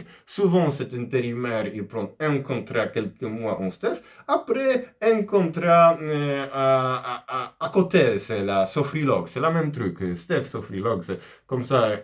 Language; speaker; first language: French; non-native, fluent; Polish